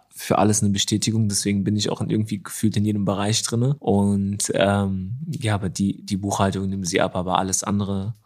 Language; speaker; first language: German; early bilingual, other home language; Arabic